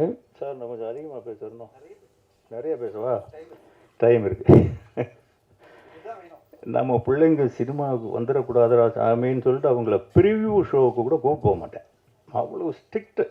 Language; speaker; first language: Tamil; native; Tamil